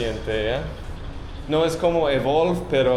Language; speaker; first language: Spanish; non-native, fluent; English